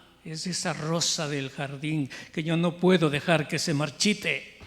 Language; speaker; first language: Spanish; native; Spanish